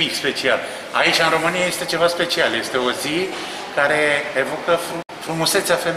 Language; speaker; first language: Romanian; native; Romanian